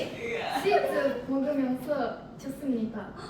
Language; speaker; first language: Korean; non-native, learner; Japanese